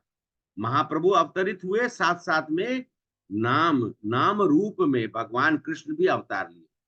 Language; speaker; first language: Hindi; native; Hindi